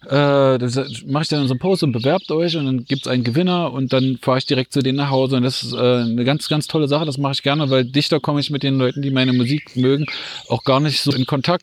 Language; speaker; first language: German; native; German